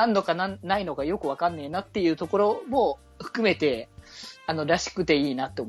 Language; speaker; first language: Japanese; native; Japanese